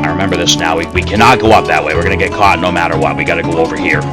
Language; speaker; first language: English; native; English